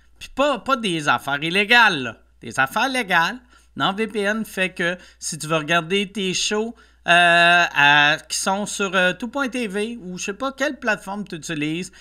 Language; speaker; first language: French; native; French